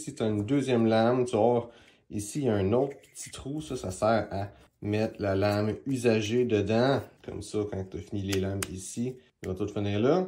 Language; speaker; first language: French; native; French